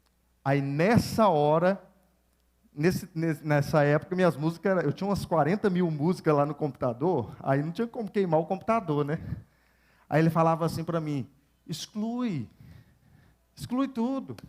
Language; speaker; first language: Portuguese; native; Portuguese